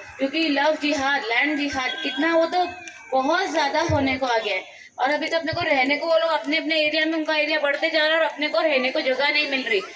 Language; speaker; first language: Hindi; non-native, local second language; Marathi